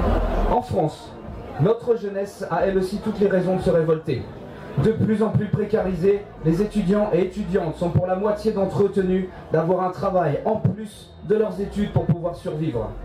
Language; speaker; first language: French; native; French